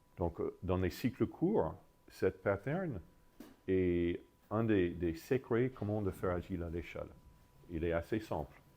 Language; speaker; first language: French; non-native, fluent; English